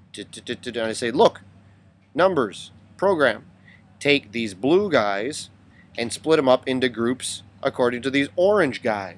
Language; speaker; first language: English; native; English